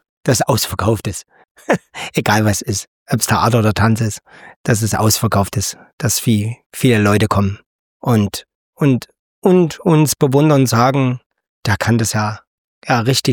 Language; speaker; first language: German; native; German